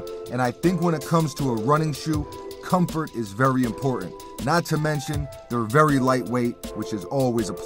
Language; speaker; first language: English; native; English